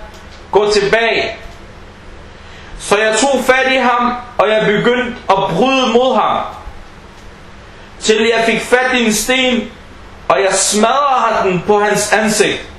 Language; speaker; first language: Danish; early bilingual, other home language; Arabic